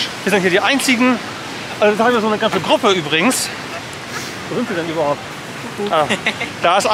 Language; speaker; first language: German; native; German